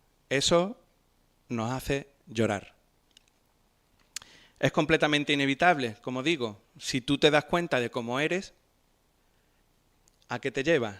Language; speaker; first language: Spanish; native; Spanish